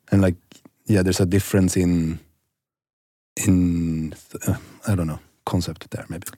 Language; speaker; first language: English; non-native, fluent; Swedish